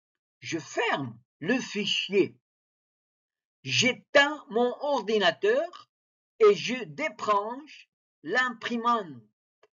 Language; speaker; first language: French; non-native, fluent; Arabic